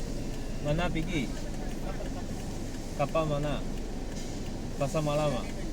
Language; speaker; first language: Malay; non-native, learner; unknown